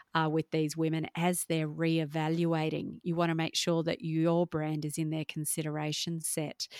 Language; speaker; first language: English; native; English